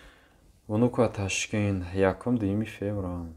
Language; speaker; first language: Russian; non-native, local second language; Tajik